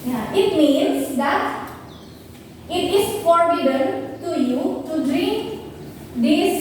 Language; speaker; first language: English; non-native, fluent; Indonesian